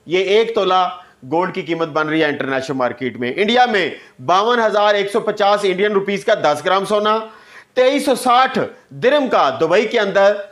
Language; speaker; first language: Urdu; non-native, local second language; Punjabi